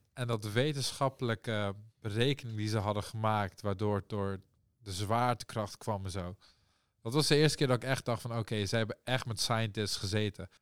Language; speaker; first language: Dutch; early bilingual, other home language; Persian